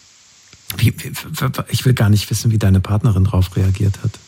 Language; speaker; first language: German; native; German